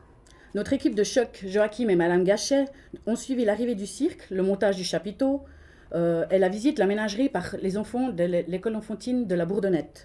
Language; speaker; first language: French; native; French